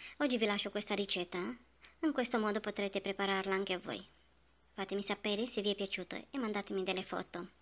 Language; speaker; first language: Italian; non-native, fluent; Romanian